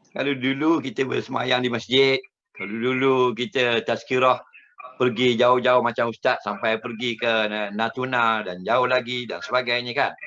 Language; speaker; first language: Malay; native; Malay